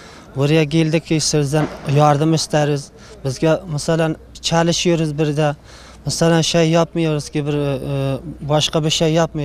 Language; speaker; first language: Turkish; non-native, learner; Uzbek